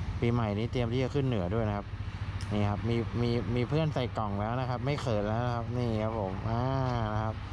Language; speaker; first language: Thai; native; Thai